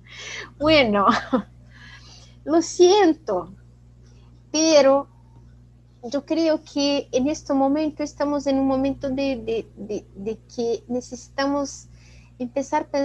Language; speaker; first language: Spanish; non-native, fluent; Portuguese